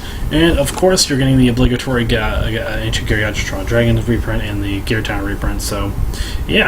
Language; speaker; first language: English; native; English